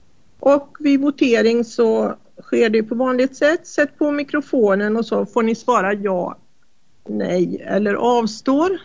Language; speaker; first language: Swedish; native; Swedish